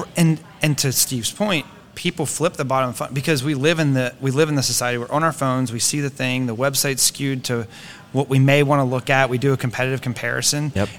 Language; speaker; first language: English; native; English